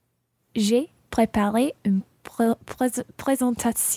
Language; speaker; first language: French; non-native, learner; English